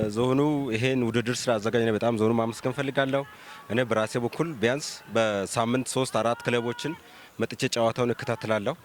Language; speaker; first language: Amharic; non-native, local second language; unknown